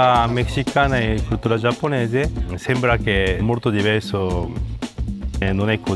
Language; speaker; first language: Italian; non-native, learner; Japanese